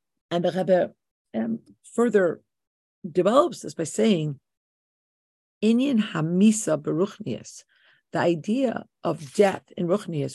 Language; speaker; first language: English; native; English